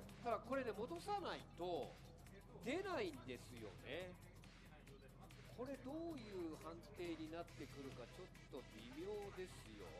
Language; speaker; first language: Japanese; native; Japanese